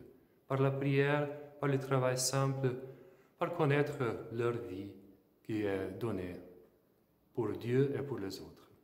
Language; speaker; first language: French; non-native, fluent; Slovenian